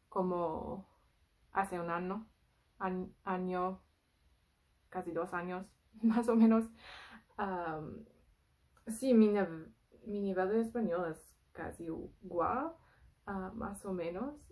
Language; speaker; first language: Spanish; non-native, learner; English